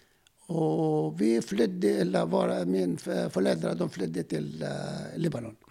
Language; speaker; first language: Swedish; non-native, fluent; Arabic